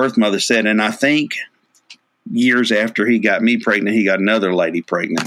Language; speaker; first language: English; native; English